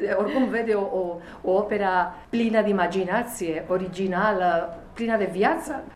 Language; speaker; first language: Romanian; non-native, fluent; Spanish